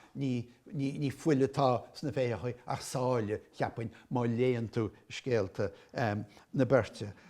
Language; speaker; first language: Irish; native; Irish